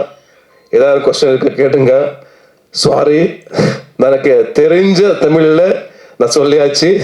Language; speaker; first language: Tamil; non-native, learner; Kannada